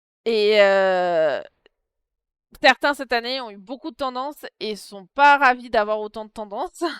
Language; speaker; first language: French; native; French